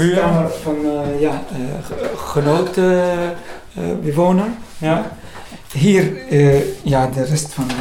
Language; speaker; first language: Dutch; non-native, learner; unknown